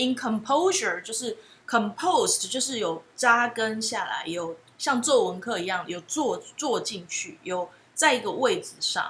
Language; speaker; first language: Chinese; native; Chinese